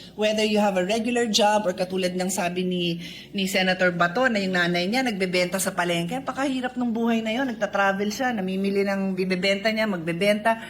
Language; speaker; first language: Filipino; native; Filipino